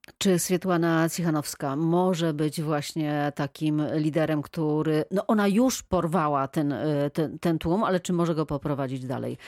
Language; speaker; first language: Polish; native; Polish